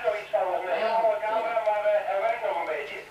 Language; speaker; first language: Dutch; native; Dutch